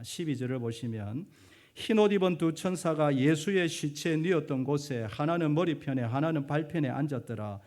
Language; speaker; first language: Korean; native; Korean